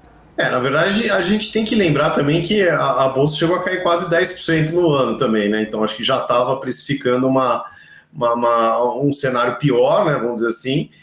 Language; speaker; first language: Portuguese; native; Portuguese